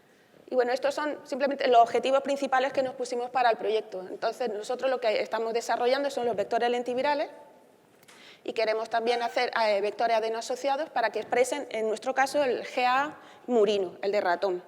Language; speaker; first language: Spanish; native; Spanish